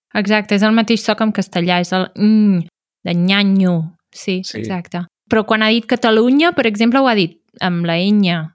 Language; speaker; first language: Catalan; native; Catalan